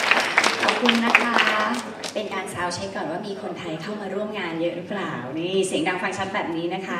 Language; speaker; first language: Thai; native; Thai